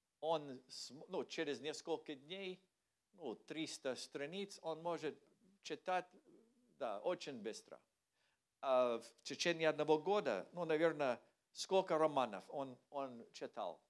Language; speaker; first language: Russian; non-native, learner; English